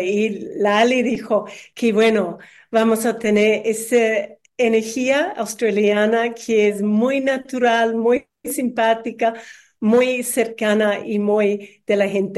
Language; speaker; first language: Spanish; non-native, learner; English